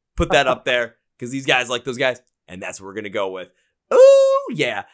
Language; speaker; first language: English; native; English